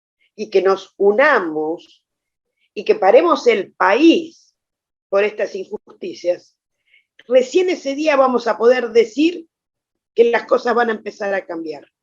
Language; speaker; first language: Spanish; native; Spanish